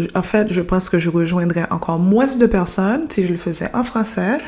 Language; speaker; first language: French; non-native, local second language; Haitian Creole